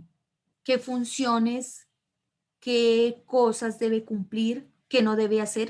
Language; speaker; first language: Spanish; native; Spanish